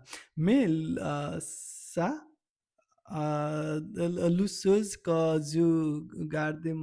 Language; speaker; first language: French; non-native, learner; Nepali